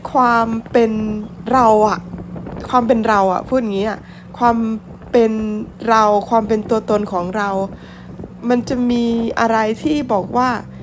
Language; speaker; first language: Thai; non-native, local second language; Northern Khmer